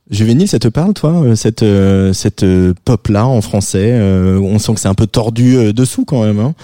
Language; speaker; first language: French; native; French